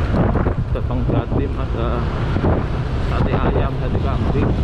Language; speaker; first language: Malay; non-native, local second language; Javanese